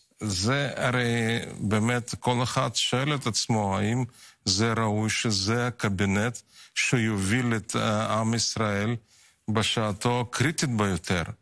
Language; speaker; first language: Hebrew; non-native, fluent; Russian